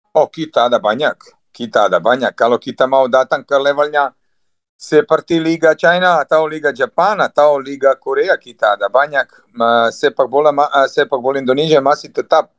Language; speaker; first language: Indonesian; non-native, fluent; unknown